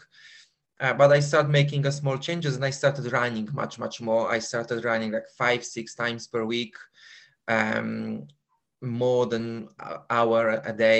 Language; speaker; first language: English; non-native, fluent; Polish